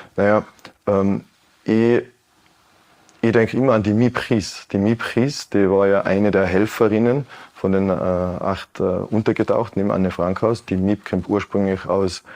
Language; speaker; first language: German; native; German